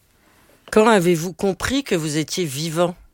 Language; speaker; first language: French; native; French